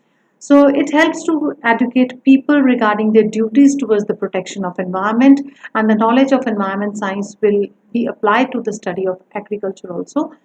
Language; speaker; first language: English; non-native, local second language; Punjabi